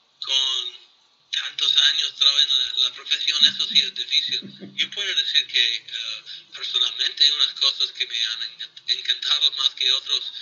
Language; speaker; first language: Spanish; non-native, fluent; English